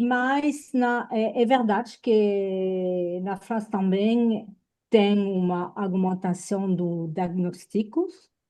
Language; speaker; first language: Portuguese; non-native, fluent; French